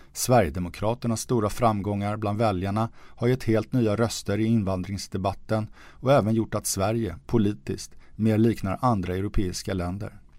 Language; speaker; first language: Swedish; native; Swedish